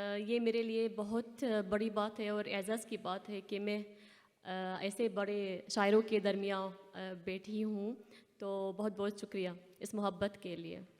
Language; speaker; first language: Urdu; non-native, fluent; Arabic